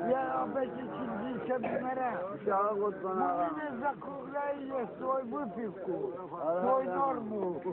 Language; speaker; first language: Russian; non-native, local second language; Azerbaijani